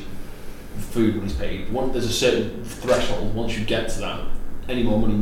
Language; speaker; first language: English; native; English